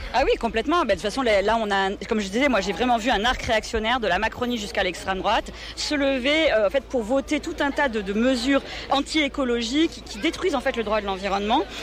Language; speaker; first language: French; native; French